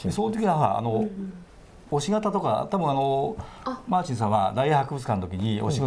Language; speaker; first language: Japanese; native; Japanese